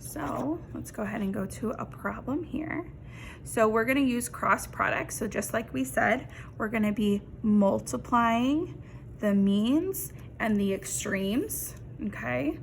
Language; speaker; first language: English; native; English